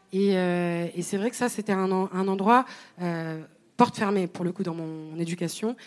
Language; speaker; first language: French; non-native, local second language; Arabic